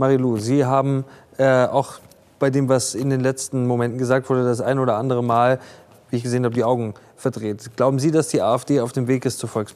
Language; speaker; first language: German; native; German